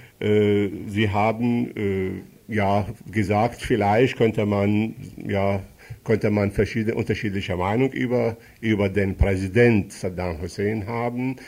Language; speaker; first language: German; non-native, fluent; Arabic